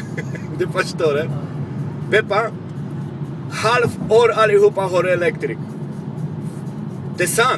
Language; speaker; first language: Swedish; non-native, local second language; Polish